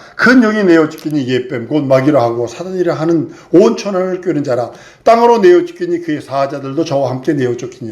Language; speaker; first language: Korean; native; Korean